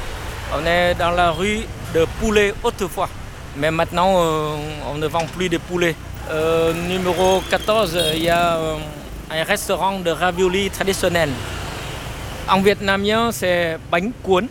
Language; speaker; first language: French; non-native, fluent; Vietnamese